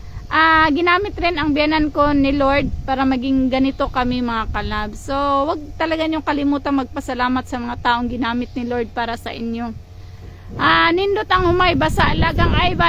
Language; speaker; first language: Filipino; non-native, local second language; Cebuano